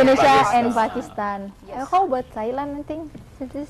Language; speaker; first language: English; non-native, learner; Indonesian